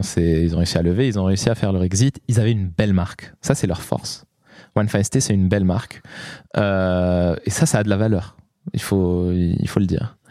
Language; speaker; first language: French; non-native, local second language; Arabic